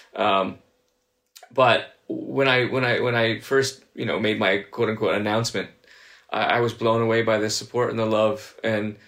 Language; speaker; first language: English; native; English